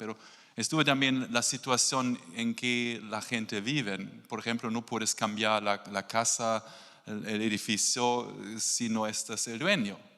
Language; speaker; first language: Spanish; non-native, learner; German